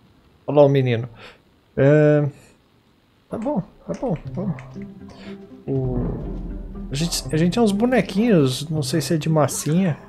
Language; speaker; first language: Portuguese; native; Portuguese